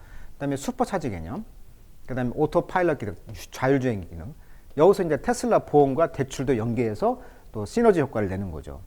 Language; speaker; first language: Korean; native; Korean